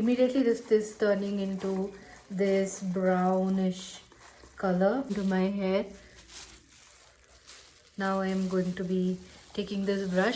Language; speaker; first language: English; non-native, local second language; Hindi